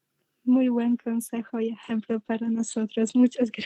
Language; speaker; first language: Spanish; non-native, fluent; Polish